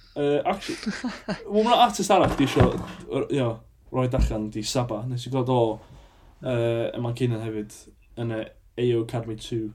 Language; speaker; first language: Welsh; native; Welsh